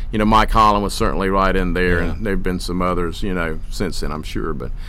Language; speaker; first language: English; native; English